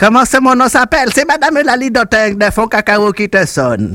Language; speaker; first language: French; non-native, local second language; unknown